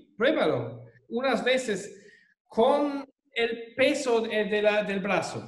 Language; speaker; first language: Spanish; non-native, fluent; German